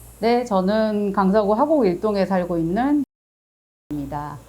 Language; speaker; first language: Korean; native; Korean